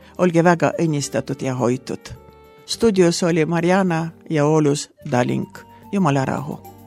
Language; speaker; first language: Estonian; non-native, local second language; Russian